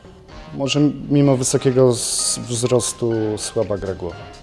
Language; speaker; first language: Polish; native; Polish